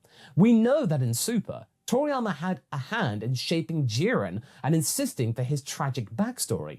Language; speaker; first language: English; native; English